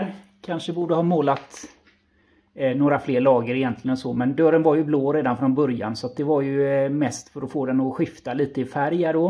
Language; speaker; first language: Swedish; native; Swedish